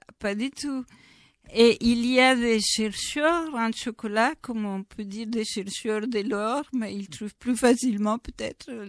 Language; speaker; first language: French; non-native, fluent; Spanish